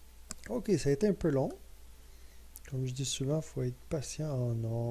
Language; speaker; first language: French; native; French